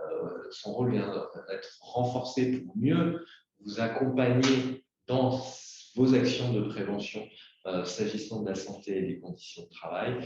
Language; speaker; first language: French; native; French